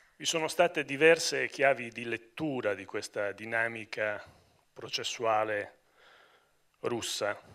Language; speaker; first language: Italian; native; Italian